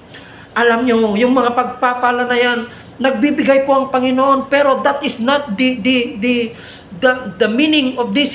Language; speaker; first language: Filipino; native; Filipino